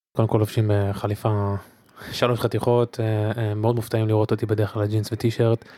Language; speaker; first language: Hebrew; native; Hebrew